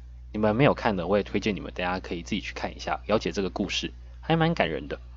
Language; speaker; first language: Chinese; native; Chinese